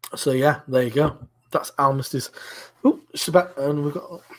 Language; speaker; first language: English; native; English